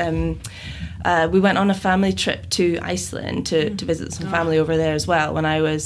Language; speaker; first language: English; native; English